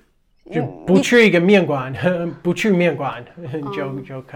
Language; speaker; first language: Chinese; non-native, fluent; English